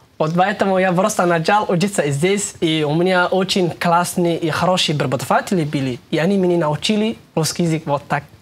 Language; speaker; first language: Russian; non-native, learner; Somali